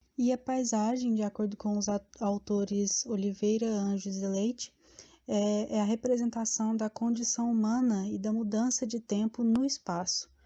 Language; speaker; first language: Portuguese; native; Portuguese